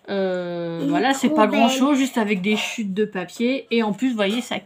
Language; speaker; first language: French; native; French